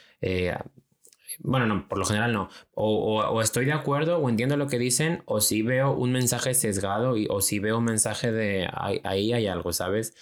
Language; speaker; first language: Spanish; native; Spanish